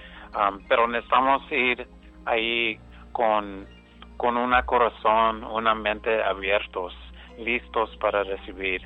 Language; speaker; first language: Spanish; early bilingual, heritage; English